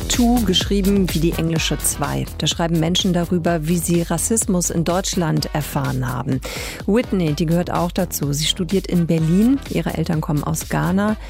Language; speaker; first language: German; native; German